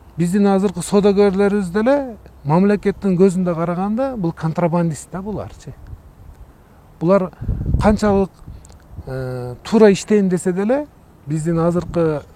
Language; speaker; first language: Kyrgyz; non-native, local second language; Uzbek